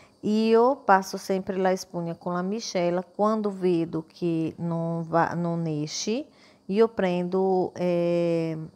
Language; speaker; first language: Italian; non-native, fluent; Portuguese